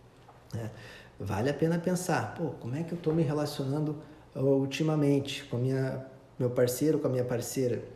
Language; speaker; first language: Portuguese; native; Portuguese